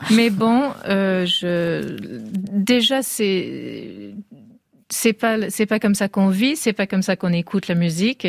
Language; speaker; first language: French; non-native, fluent; English